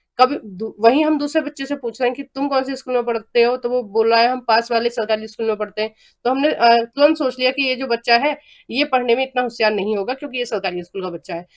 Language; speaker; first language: Hindi; native; Hindi